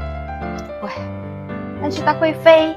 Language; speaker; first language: Chinese; non-native, learner; Ukrainian